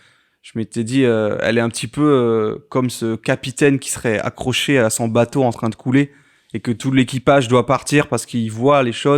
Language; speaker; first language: French; native; French